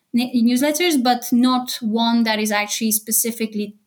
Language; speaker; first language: English; non-native, fluent; Bulgarian